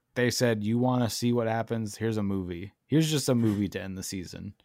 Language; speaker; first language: English; native; English